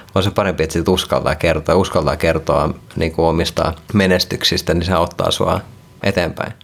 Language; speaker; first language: Finnish; non-native, local second language; Swedish